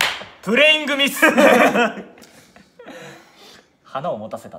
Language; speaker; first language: Japanese; native; Japanese